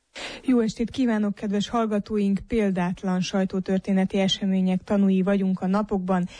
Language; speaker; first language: Hungarian; native; Hungarian